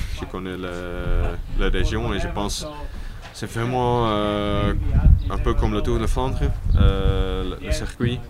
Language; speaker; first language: French; non-native, local second language; Dutch